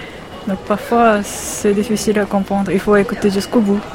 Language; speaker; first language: French; non-native, learner; Japanese